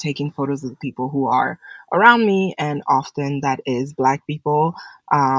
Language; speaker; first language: English; native; English